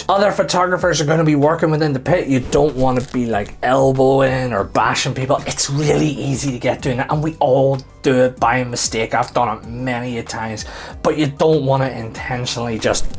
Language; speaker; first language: English; native; English